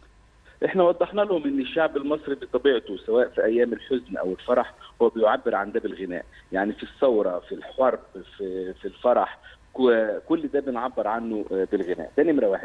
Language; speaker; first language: Arabic; native; Arabic